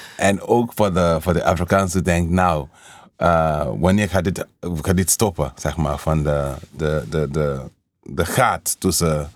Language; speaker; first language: Dutch; non-native, learner; English